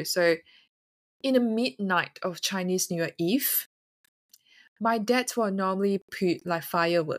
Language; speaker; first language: English; non-native, local second language; Chinese